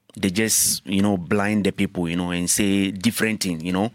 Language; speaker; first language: English; non-native, learner; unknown